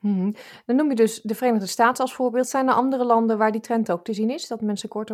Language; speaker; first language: Dutch; native; Dutch